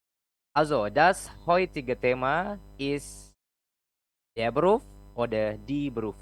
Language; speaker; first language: German; non-native, fluent; Indonesian